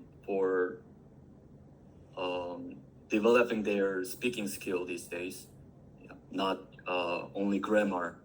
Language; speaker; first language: English; non-native, learner; Korean